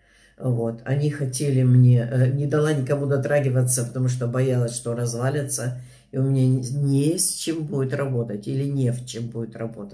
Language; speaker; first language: Russian; native; Russian